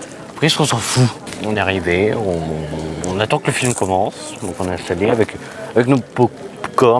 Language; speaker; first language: French; native; French